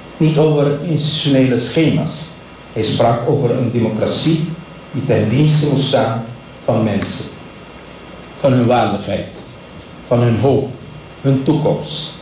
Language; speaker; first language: Dutch; non-native, local second language; Papiamento